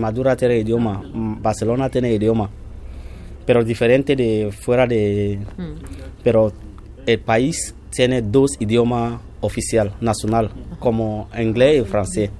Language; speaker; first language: Spanish; non-native, fluent; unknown